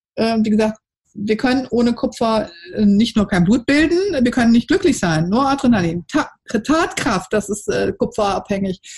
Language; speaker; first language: German; native; German